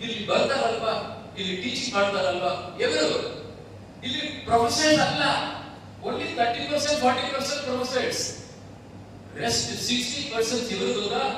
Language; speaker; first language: Kannada; non-native, local second language; Telugu